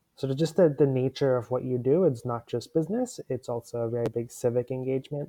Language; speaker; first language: English; non-native, local second language; Hindi